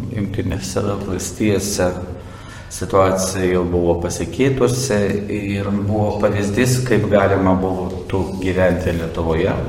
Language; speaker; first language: Lithuanian; non-native, local second language; Russian